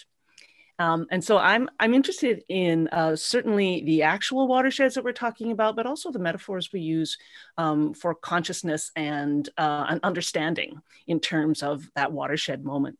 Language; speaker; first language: English; native; English